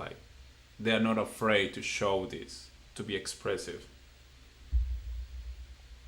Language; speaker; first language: English; non-native, fluent; Spanish